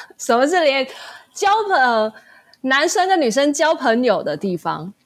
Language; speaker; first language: Chinese; native; Chinese